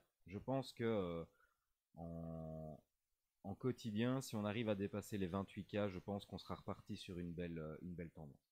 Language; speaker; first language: French; native; French